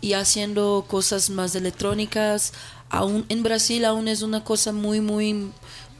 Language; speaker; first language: Spanish; non-native, fluent; Portuguese